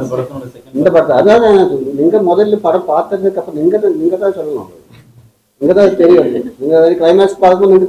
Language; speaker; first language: Tamil; non-native, local second language; Malayalam